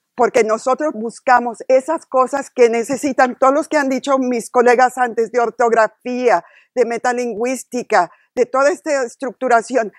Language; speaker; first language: Spanish; early bilingual, heritage; Spanish